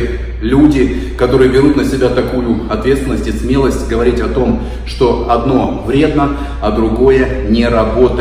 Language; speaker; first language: Russian; native; Russian